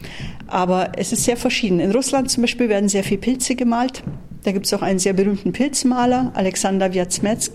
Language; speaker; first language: German; native; German